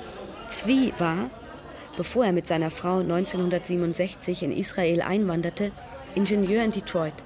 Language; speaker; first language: German; native; German